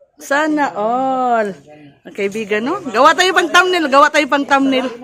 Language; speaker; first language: Filipino; non-native, local second language; Cebuano